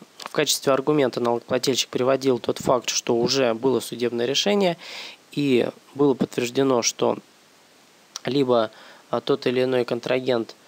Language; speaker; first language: Russian; native; Russian